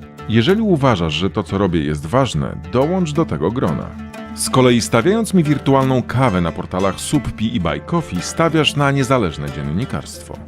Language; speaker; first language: Polish; native; Polish